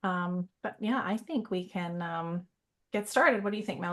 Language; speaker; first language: English; native; English